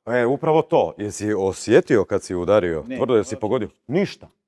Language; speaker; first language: Croatian; native; Croatian